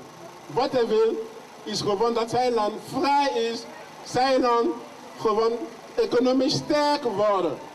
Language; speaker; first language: Dutch; non-native, learner; French